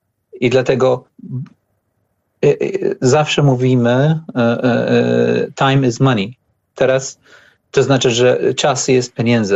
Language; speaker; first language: Polish; non-native, learner; Arabic